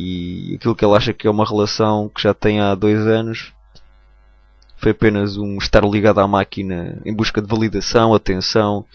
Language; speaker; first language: Portuguese; native; Portuguese